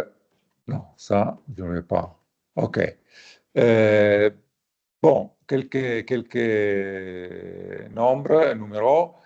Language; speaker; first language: French; non-native, fluent; Italian